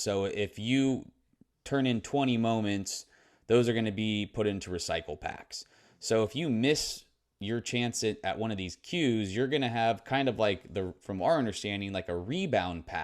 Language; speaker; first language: English; native; English